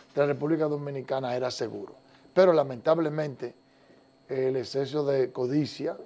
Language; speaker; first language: Spanish; native; Spanish